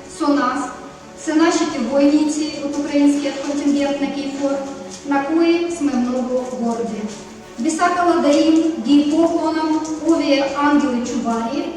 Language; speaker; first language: Macedonian; non-native, fluent; Ukrainian